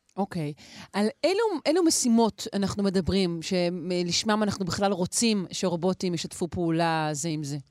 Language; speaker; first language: Hebrew; native; Hebrew